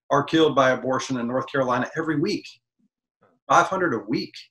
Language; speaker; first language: English; native; English